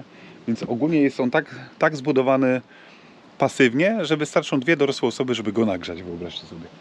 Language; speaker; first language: Polish; native; Polish